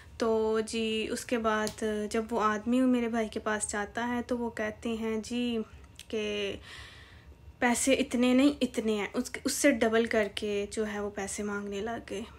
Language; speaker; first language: Urdu; native; Urdu